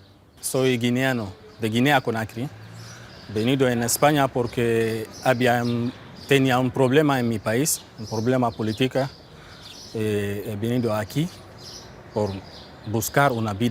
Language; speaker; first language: Spanish; non-native, learner; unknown